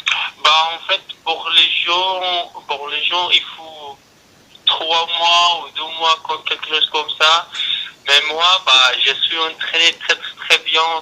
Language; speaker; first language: French; non-native, learner; Arabic